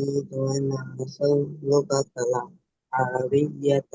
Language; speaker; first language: Arabic; non-native, learner; Bangla